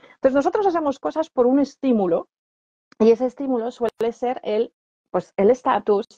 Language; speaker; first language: Spanish; non-native, fluent; Polish